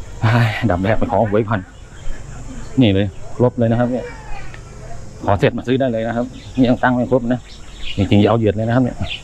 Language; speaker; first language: Thai; native; Thai